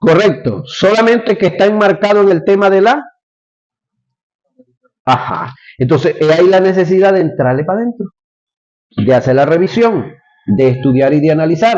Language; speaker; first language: Spanish; native; Spanish